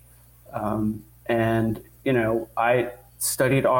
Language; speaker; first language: English; native; English